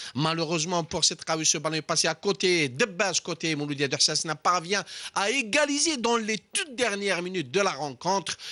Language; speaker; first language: French; non-native, local second language; Arabic